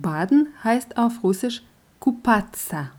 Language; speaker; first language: German; non-native, fluent; Russian